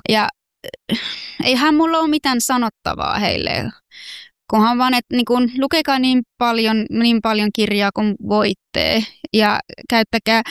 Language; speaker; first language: Finnish; non-native, fluent; Persian